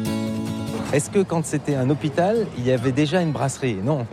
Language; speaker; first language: French; native; French